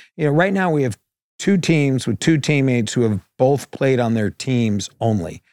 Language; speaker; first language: English; native; English